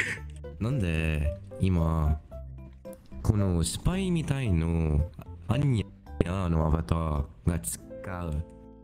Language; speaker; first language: Japanese; non-native, learner; Indonesian